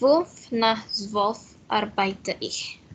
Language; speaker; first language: German; non-native, learner; Indonesian